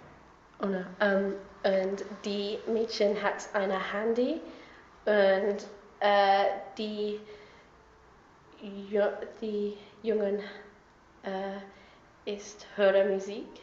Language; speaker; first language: German; non-native, learner; English